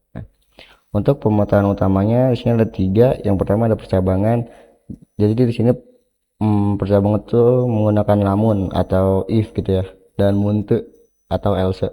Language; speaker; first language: Indonesian; non-native, local second language; Sundanese